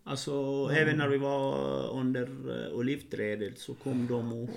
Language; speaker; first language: Swedish; non-native, fluent; Arabic